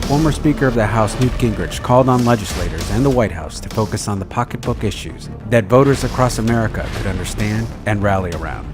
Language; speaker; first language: English; native; English